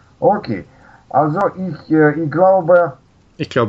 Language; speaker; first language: German; non-native, fluent; Russian